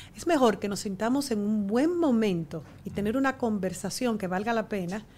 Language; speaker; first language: Spanish; native; Spanish